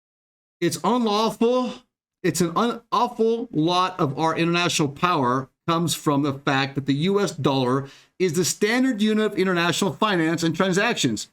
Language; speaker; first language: English; native; English